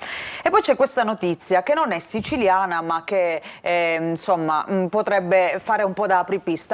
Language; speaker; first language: Italian; native; Italian